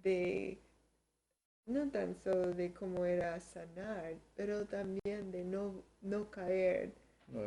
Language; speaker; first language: Spanish; early bilingual, heritage; Spanish